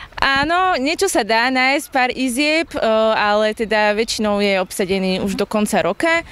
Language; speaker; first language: Slovak; native; Slovak